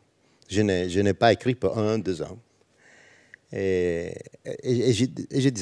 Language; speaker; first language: French; non-native, learner; Italian